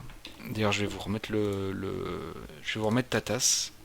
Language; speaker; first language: French; native; French